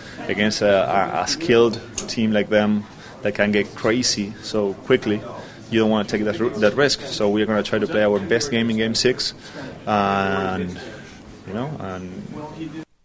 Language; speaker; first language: English; non-native, fluent; Spanish